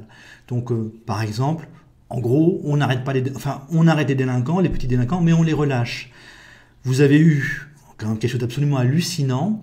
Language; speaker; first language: French; native; French